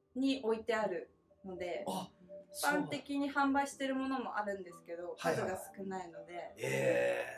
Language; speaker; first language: Japanese; native; Japanese